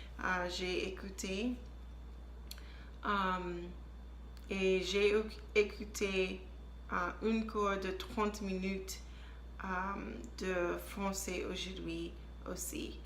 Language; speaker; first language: French; non-native, learner; English